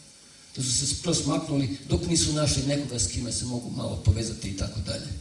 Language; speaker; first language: Croatian; native; Croatian